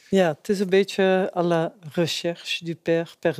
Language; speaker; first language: French; non-native, fluent; Dutch